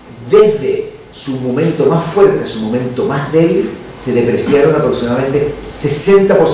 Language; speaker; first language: Spanish; native; Spanish